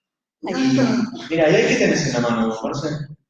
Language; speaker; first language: Spanish; native; Spanish